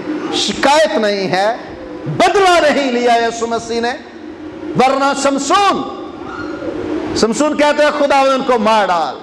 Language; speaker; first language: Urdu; non-native, local second language; Punjabi